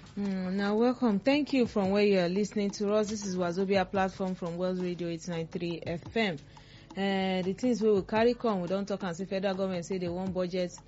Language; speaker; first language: Nigerian Pidgin; non-native, local second language; Yoruba